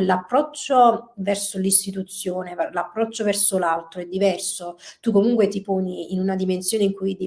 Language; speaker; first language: Italian; native; Italian